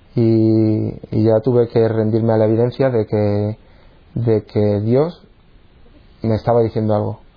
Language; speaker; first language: Spanish; native; Spanish